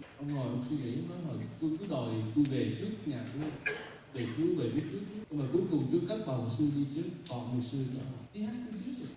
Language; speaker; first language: Vietnamese; early bilingual, heritage; Vietnamese